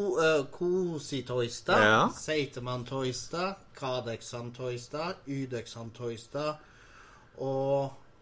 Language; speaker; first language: Finnish; non-native, learner; Norwegian